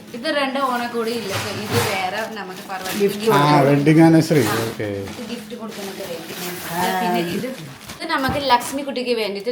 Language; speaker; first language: Malayalam; non-native, learner; Nepali